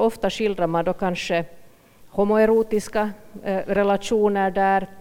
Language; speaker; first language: Swedish; native; Swedish